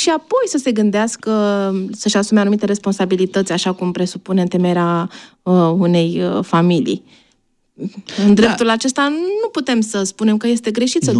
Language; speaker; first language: Romanian; native; Romanian